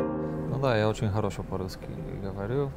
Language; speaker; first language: Russian; non-native, learner; Croatian